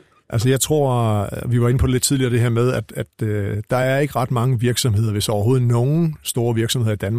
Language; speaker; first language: Danish; native; Danish